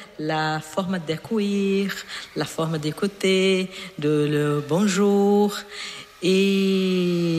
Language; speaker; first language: French; non-native, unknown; Portuguese